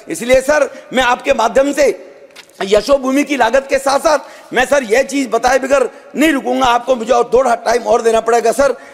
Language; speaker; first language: Hindi; native; Hindi